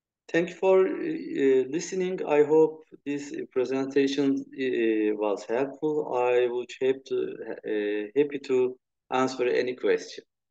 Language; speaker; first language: English; non-native, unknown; Turkish